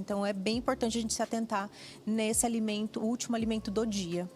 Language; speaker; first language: Portuguese; native; Portuguese